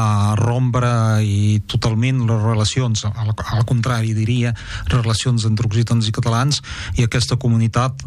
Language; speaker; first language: Catalan; non-native, fluent; French